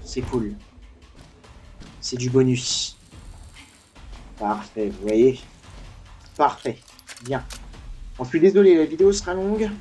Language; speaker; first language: French; native; French